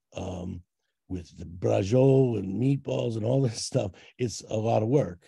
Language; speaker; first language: English; native; English